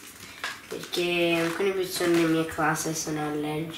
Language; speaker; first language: Italian; early bilingual, heritage; Italian